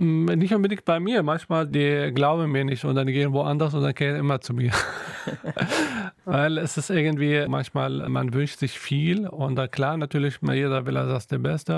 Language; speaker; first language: German; non-native, local second language; Arabic